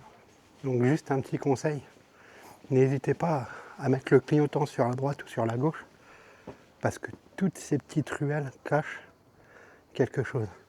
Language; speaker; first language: French; native; French